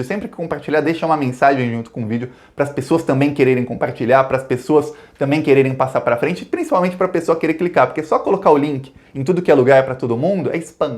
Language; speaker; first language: Portuguese; native; Portuguese